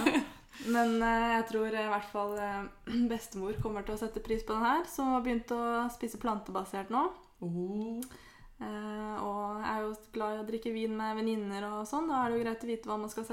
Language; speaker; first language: Norwegian; native; Norwegian